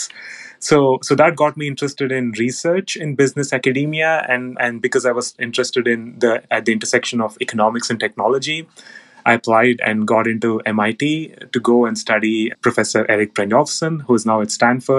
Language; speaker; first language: English; non-native, local second language; Telugu